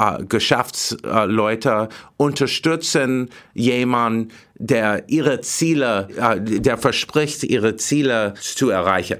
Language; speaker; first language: German; non-native, learner; English